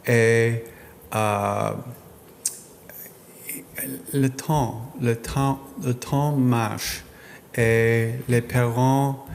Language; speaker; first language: French; non-native, learner; English